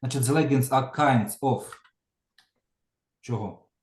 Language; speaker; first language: English; non-native, fluent; Ukrainian